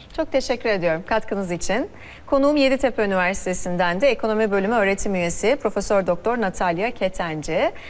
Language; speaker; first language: Turkish; native; Turkish